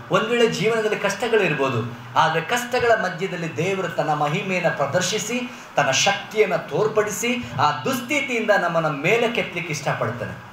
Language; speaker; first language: Kannada; native; Kannada